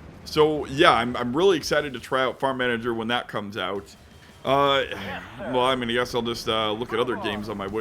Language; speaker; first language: English; native; English